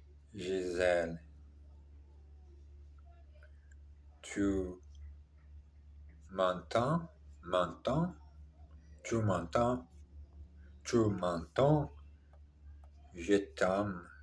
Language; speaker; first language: French; non-native, learner; Portuguese